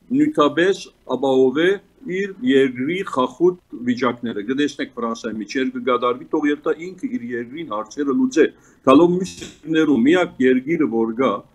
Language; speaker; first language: Armenian; early bilingual, heritage; Armenian